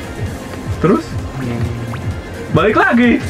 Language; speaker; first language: Indonesian; native; Indonesian